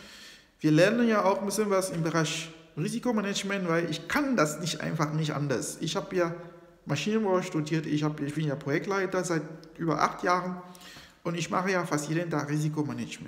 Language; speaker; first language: German; non-native, fluent; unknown